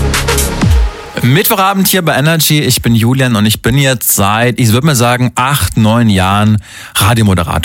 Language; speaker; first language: German; native; German